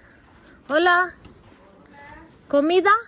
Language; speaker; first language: Spanish; non-native, learner; Malayalam